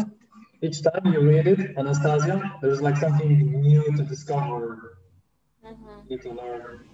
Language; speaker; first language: English; non-native, fluent; Polish